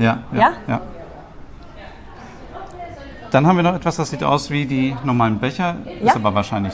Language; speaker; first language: German; native; German